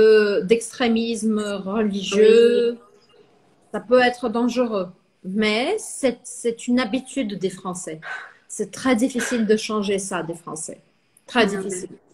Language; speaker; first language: French; non-native, fluent; Portuguese